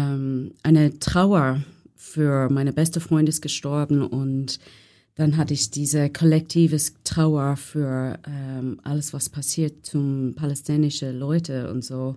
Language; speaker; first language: German; non-native, learner; English